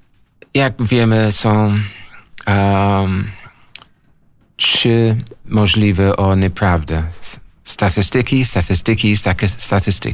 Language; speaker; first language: Polish; non-native, learner; English